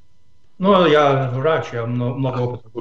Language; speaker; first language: Russian; non-native, fluent; English